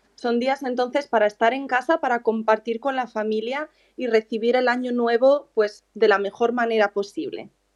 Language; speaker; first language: Spanish; native; Spanish